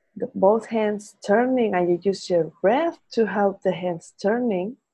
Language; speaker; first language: English; non-native, fluent; Spanish